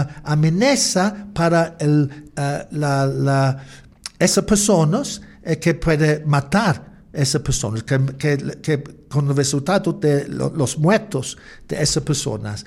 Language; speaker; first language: Spanish; non-native, learner; English